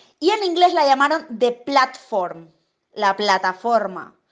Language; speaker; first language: Spanish; native; Spanish